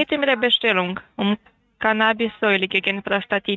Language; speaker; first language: German; non-native, learner; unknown